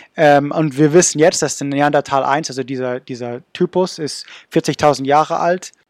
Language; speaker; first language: German; non-native, fluent; English